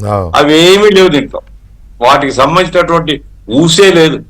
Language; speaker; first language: Telugu; native; Telugu